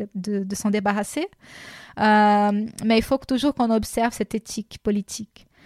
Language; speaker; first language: French; non-native, fluent; Portuguese